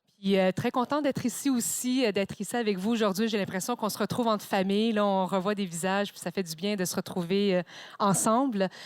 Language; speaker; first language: French; native; French